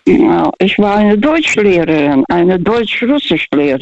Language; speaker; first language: German; non-native, learner; Russian